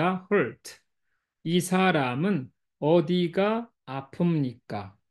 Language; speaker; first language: Korean; non-native, fluent; English